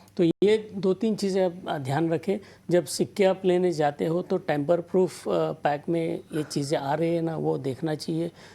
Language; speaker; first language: Hindi; non-native, local second language; Gujarati